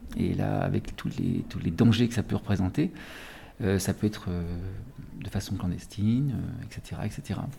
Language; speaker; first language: French; native; French